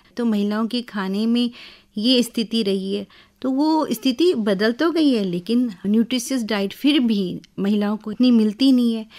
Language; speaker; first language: Hindi; native; Hindi